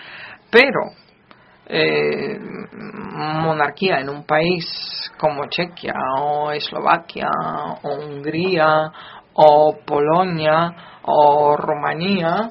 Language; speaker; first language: Spanish; non-native, fluent; Polish